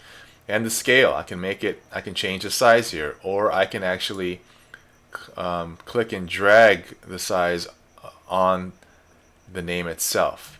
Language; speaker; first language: English; native; English